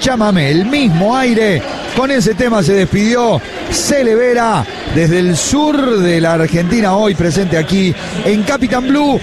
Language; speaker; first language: Spanish; native; Spanish